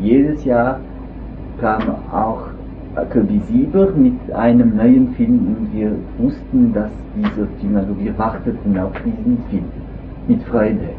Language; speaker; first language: German; non-native, local second language; French